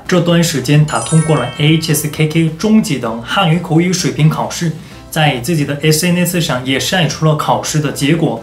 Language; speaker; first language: Chinese; non-native, fluent; Korean